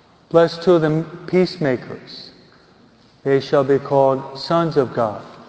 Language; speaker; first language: English; native; English